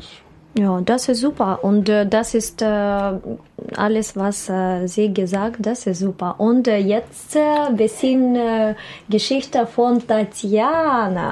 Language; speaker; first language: German; non-native, learner; Russian